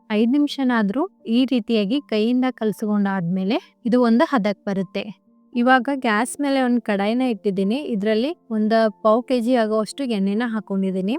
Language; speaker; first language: Kannada; native; Kannada